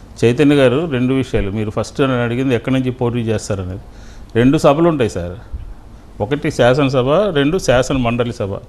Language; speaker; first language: Telugu; native; Telugu